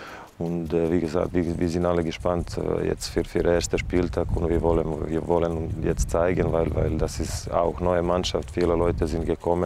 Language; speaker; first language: German; non-native, fluent; Serbian